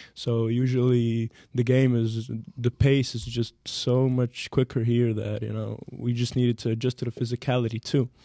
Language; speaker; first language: English; non-native, fluent; Serbian